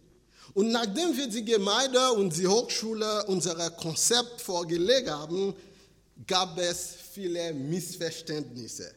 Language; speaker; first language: German; non-native, fluent; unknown